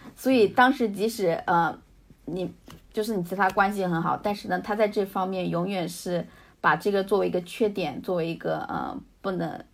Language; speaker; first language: Chinese; native; Chinese